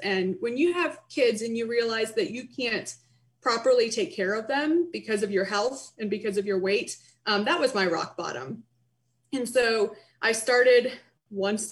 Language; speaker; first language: English; native; English